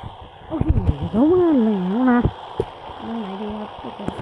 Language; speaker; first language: Thai; native; Thai